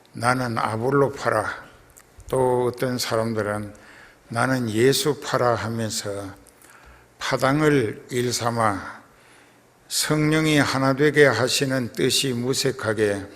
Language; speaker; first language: Korean; native; Korean